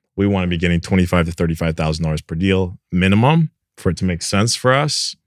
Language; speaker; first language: English; native; English